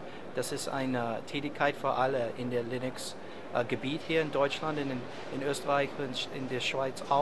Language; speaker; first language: German; non-native, learner; English